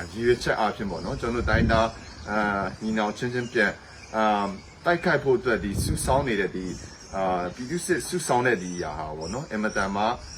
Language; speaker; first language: Burmese; non-native, local second language; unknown